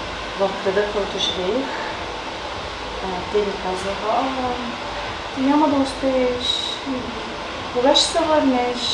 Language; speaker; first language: Bulgarian; non-native, local second language; Turkish